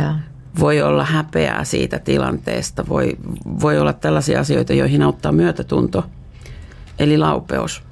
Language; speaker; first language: Finnish; native; Finnish